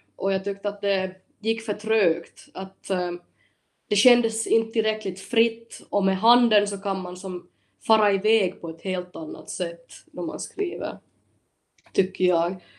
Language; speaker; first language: Swedish; native; Swedish